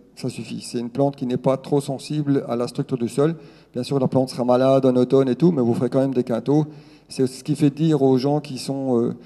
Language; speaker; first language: French; non-native, local second language; Swiss German